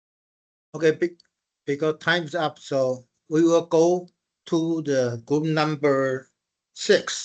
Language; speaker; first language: English; non-native, fluent; Chinese